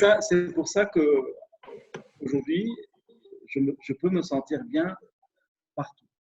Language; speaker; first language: French; non-native, local second language; Arabic